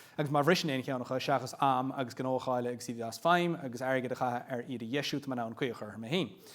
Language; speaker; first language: Irish; non-native, local second language; English